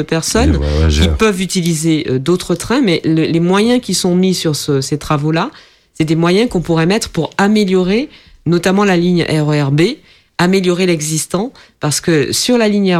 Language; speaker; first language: French; native; French